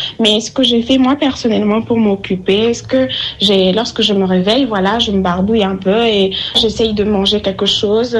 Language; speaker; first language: French; non-native, local second language; Lingala